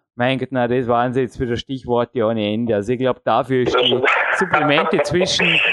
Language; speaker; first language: German; native; German